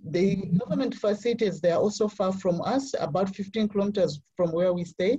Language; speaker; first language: English; non-native, local second language; Nyanja